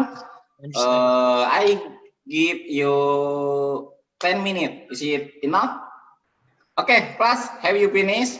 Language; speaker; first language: English; non-native, learner; Indonesian